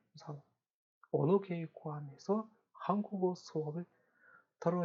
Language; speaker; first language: Korean; non-native, fluent; Kazakh